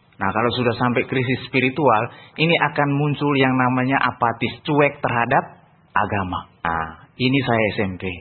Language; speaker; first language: Indonesian; non-native, local second language; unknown